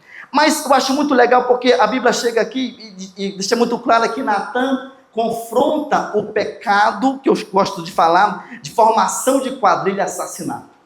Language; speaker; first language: Portuguese; native; Portuguese